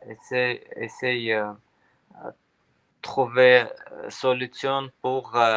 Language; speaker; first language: French; non-native, learner; Armenian